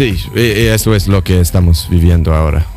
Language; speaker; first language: Spanish; non-native, fluent; English